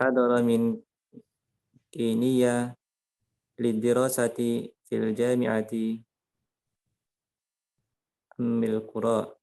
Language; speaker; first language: Arabic; non-native, learner; Indonesian